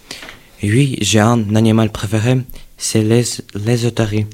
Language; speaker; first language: French; non-native, learner; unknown